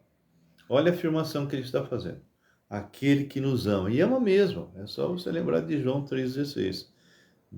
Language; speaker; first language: Portuguese; native; Portuguese